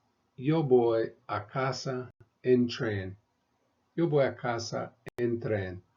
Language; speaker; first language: Spanish; non-native, fluent; English